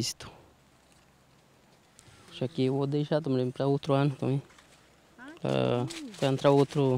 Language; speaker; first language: Portuguese; non-native, local second language; Guarani